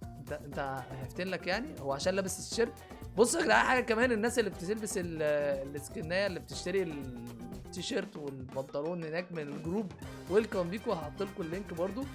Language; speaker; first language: Arabic; native; Arabic